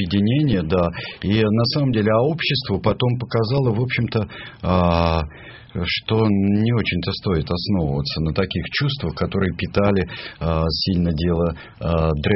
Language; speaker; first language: Russian; native; Russian